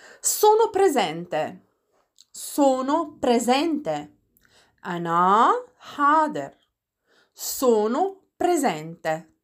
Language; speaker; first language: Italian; non-native, fluent; Arabic